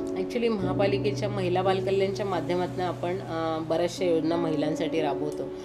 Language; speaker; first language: Marathi; non-native, local second language; Kannada